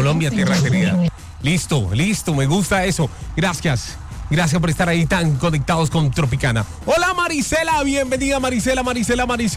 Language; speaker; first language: Spanish; native; Spanish